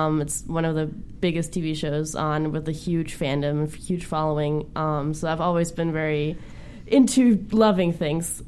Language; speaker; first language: English; non-native, fluent; German